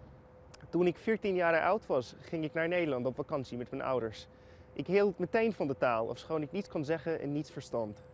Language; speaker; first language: Dutch; non-native, fluent; English